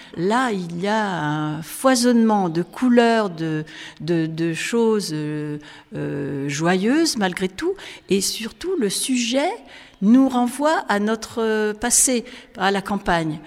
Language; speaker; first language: French; native; French